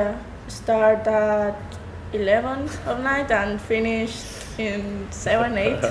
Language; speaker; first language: English; non-native, learner; Spanish